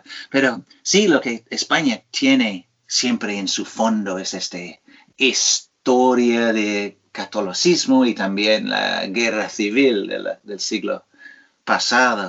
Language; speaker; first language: Spanish; non-native, fluent; English